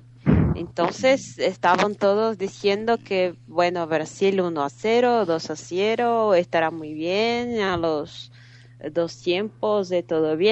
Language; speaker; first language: Spanish; non-native, fluent; Portuguese